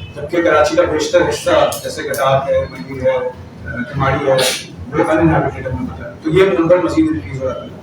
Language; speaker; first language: Urdu; native; Urdu